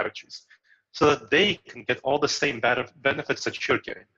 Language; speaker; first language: English; early bilingual, other home language; Romanian